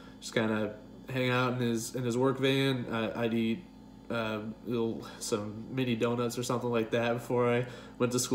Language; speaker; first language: English; native; English